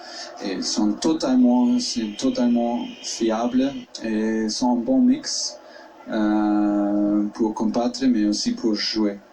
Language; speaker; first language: French; non-native, fluent; German